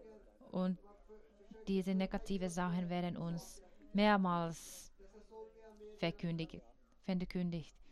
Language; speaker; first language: German; non-native, fluent; Finnish